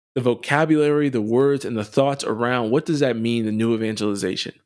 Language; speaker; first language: English; native; English